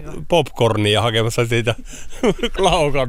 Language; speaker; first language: Finnish; native; Finnish